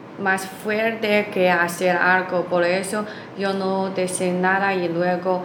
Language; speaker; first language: Spanish; non-native, learner; Chinese